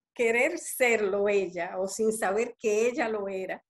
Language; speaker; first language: Spanish; early bilingual, other home language; English